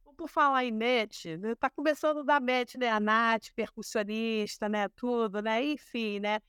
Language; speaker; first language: Portuguese; native; Portuguese